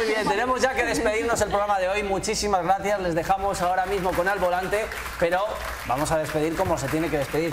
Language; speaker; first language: Spanish; native; Spanish